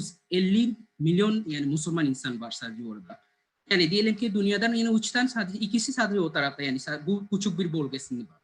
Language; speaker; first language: Turkish; non-native, learner; Bangla